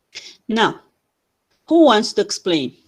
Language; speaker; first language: English; non-native, fluent; Spanish